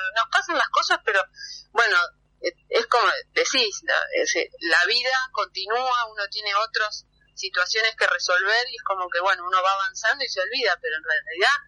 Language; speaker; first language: Spanish; native; Spanish